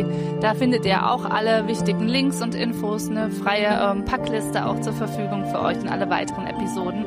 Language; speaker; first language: German; native; German